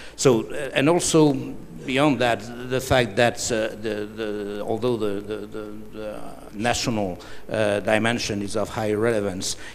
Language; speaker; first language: English; non-native, fluent; French